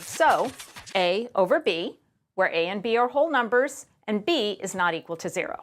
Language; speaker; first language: English; native; English